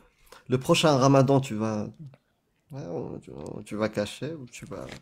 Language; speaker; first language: French; native; French